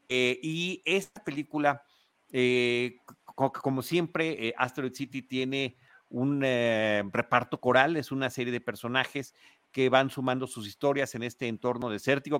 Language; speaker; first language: Spanish; native; Spanish